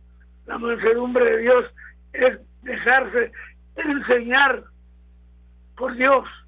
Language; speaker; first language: Spanish; native; Spanish